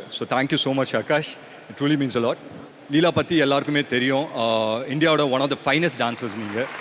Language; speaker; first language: Tamil; native; Tamil